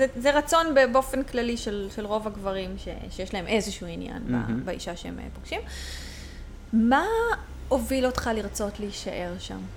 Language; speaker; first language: Hebrew; native; Hebrew